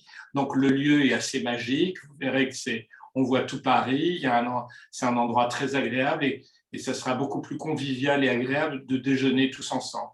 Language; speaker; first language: French; native; French